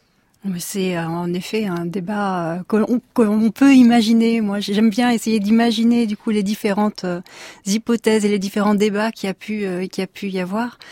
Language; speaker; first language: French; native; French